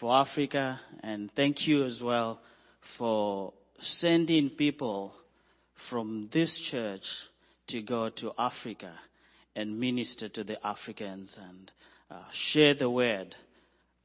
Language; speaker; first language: English; non-native, local second language; Shona